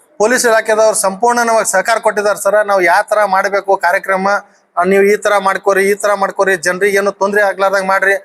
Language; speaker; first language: Kannada; non-native, local second language; Lambadi